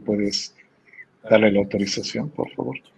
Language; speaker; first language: Spanish; native; Spanish